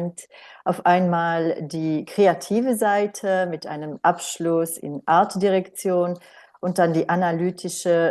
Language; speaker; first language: German; non-native, fluent; Romanian